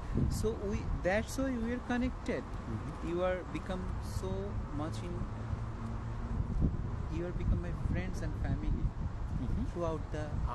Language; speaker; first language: English; non-native, learner; Bangla